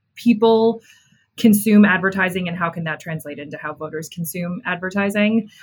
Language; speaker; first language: English; native; English